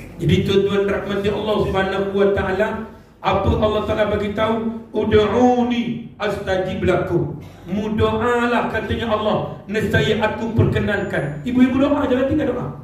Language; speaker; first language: Malay; non-native, local second language; Tamil